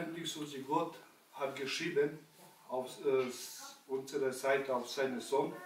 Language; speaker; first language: German; non-native, learner; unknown